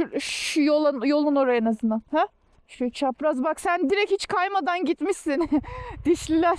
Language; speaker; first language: Turkish; native; Turkish